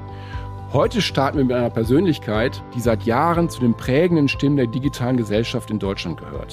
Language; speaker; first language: German; native; German